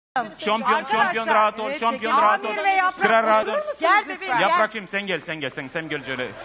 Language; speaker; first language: Turkish; non-native, fluent; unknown